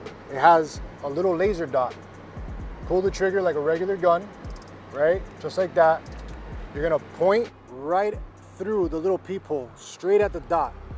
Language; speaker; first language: English; early bilingual, other home language; Spanish